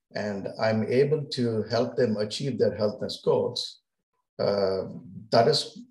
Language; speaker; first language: English; non-native, local second language; Kannada